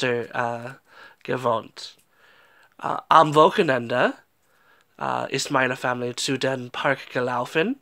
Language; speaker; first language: German; non-native, learner; English